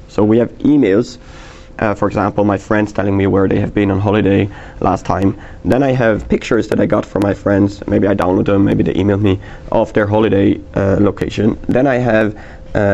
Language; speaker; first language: English; non-native, fluent; Dutch